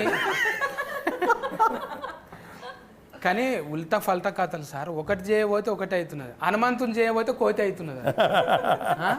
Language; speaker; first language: Telugu; native; Telugu